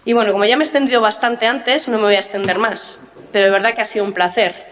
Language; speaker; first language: Spanish; native; Spanish